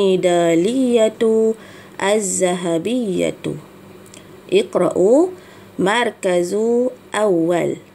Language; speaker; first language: Arabic; non-native, fluent; Malay